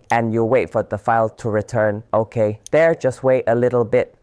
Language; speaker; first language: English; non-native, learner; Vietnamese